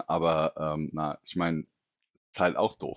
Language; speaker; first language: German; native; German